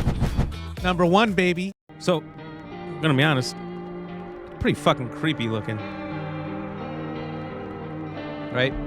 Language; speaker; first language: English; native; English